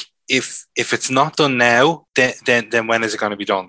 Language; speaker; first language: English; native; English